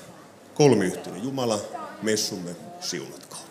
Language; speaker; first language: Finnish; native; Finnish